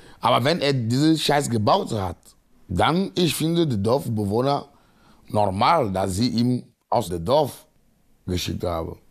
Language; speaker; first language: German; non-native, learner; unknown